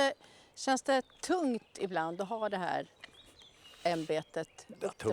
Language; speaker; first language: Swedish; native; Swedish